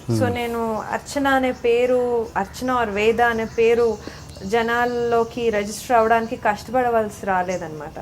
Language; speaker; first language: Telugu; native; Telugu